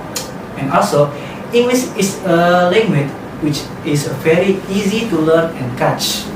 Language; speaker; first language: English; non-native, learner; Indonesian